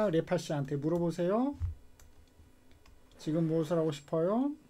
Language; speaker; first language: Korean; native; Korean